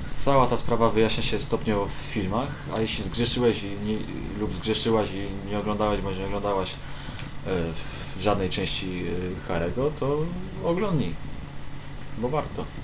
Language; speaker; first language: Polish; native; Polish